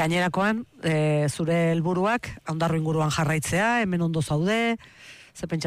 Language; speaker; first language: Basque; native; Basque